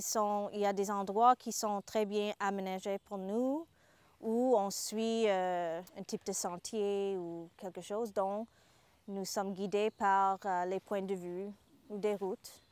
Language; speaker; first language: French; non-native, fluent; English